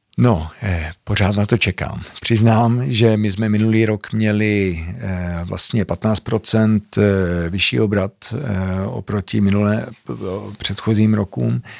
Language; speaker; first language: Czech; early bilingual, heritage; Czech